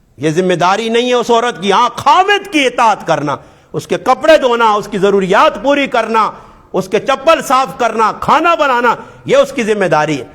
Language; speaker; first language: Urdu; non-native, local second language; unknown